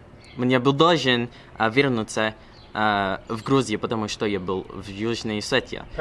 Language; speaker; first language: Russian; non-native, learner; English